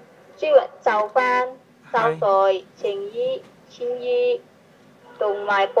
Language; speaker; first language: Cantonese; non-native, learner; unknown